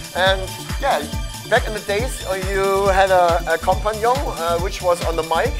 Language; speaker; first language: English; non-native, fluent; German